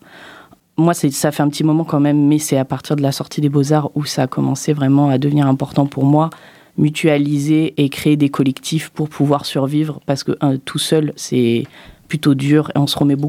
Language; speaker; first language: French; native; French